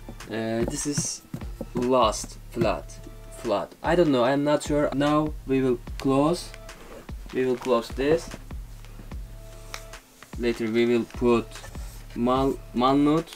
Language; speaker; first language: English; non-native, learner; Turkish